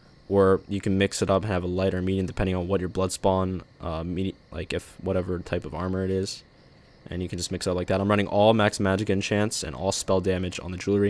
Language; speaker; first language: English; native; English